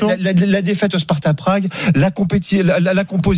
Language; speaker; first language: French; native; French